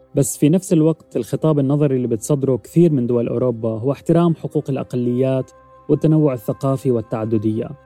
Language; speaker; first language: Arabic; native; Arabic